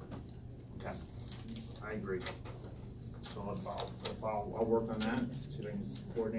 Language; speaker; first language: English; native; English